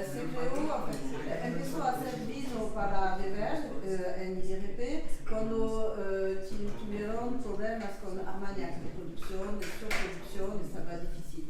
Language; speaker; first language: Spanish; non-native, learner; French